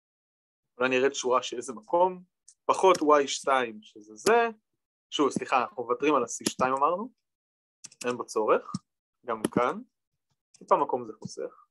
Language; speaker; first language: Hebrew; native; Hebrew